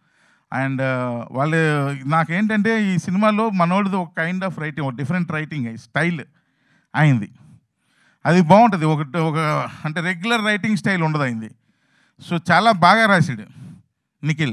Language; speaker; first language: Telugu; native; Telugu